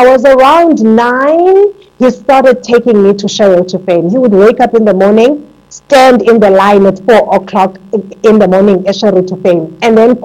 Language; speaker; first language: English; non-native, local second language; Xhosa